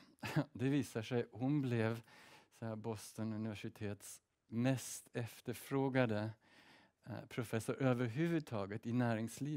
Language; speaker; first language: Swedish; early bilingual, heritage; Swedish